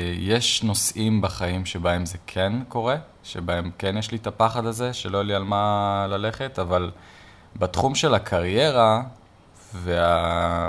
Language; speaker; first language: Hebrew; native; Hebrew